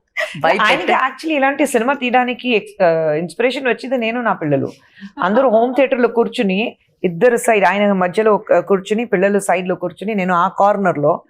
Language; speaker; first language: Telugu; non-native, fluent; Hindi